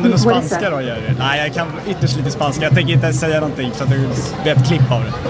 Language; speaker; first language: Swedish; native; Swedish